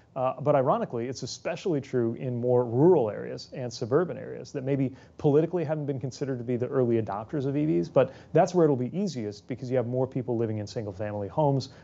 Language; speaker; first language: English; native; English